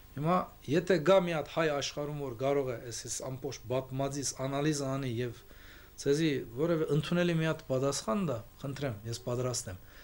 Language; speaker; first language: Armenian; early bilingual, heritage; Armenian